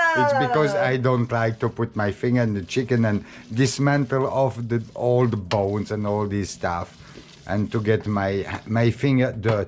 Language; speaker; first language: English; non-native, learner; French